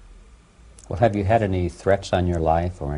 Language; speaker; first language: English; native; English